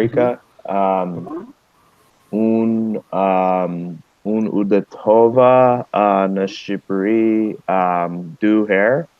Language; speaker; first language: Albanian; non-native, learner; English